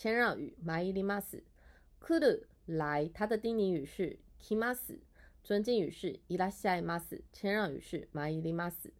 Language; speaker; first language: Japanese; non-native, fluent; Chinese